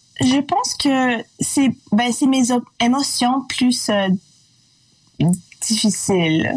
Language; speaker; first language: French; non-native, local second language; English